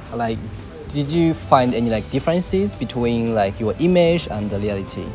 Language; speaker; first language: English; non-native, learner; Japanese